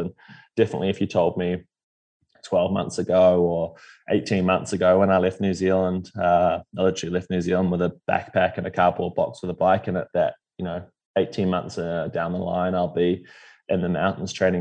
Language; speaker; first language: English; native; English